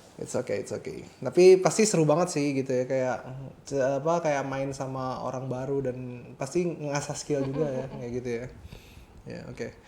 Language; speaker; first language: Indonesian; native; Indonesian